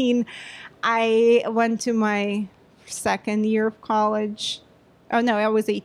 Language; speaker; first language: English; non-native, fluent; Russian